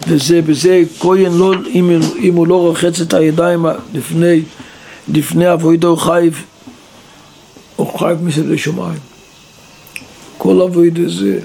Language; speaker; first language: Hebrew; non-native, local second language; Yiddish